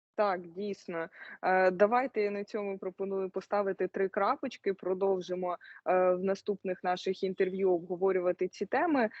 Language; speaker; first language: Ukrainian; native; Ukrainian